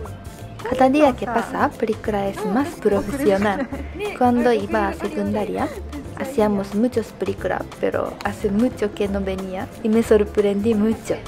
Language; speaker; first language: Spanish; non-native, fluent; Japanese